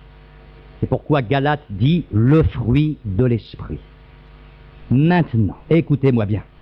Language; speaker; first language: French; native; French